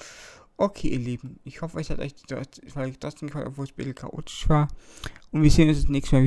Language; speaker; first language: German; native; German